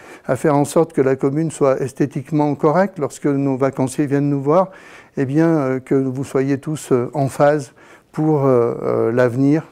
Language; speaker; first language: French; native; French